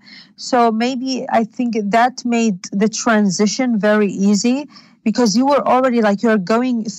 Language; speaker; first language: English; non-native, fluent; Arabic